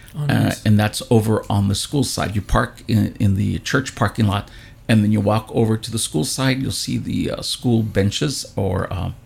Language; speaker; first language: English; native; English